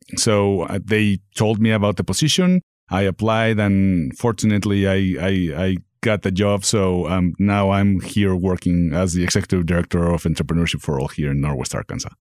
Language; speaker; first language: English; non-native, fluent; Spanish